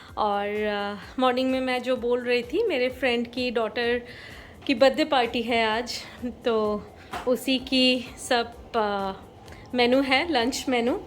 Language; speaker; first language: Hindi; non-native, local second language; Bangla